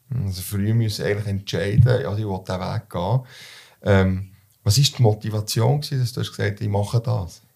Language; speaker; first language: German; native; German